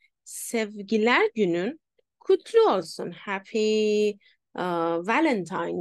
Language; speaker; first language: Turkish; non-native, fluent; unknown